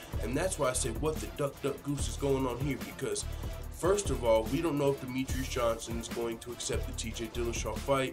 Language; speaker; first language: English; native; English